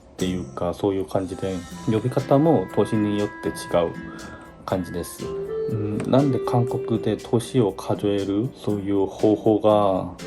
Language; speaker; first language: Japanese; non-native, fluent; Korean